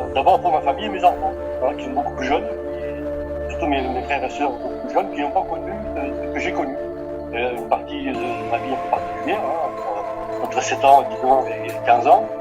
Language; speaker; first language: French; early bilingual, other home language; Portuguese